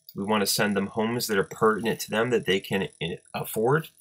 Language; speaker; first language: English; native; English